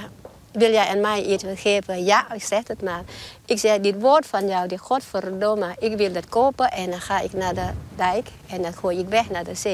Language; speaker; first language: Dutch; non-native, learner; Thai